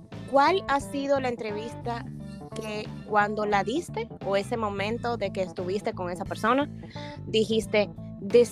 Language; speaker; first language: Spanish; native; Spanish